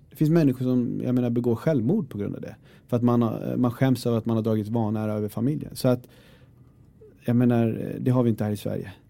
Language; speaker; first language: Swedish; early bilingual, other home language; Kurdish